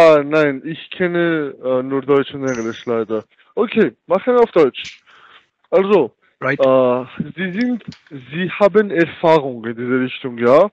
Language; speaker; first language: German; non-native, learner; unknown